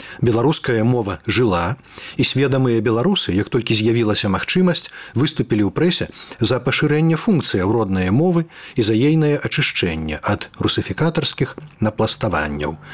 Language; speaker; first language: Belarusian; native; Belarusian